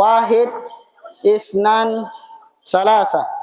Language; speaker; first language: Arabic; non-native, fluent; Indonesian